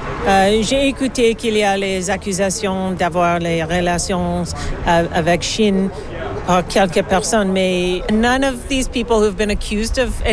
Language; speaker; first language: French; non-native, learner; English